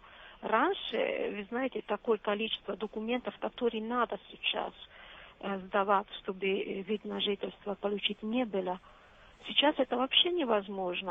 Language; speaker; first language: Russian; non-native, fluent; Italian